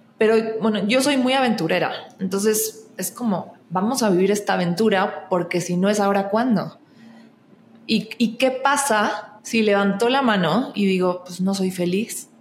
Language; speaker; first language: Spanish; native; Spanish